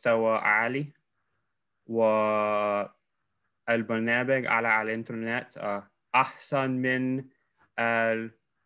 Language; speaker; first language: Arabic; non-native, learner; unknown